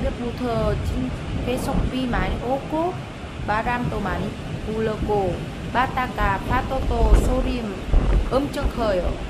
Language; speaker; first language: Korean; non-native, learner; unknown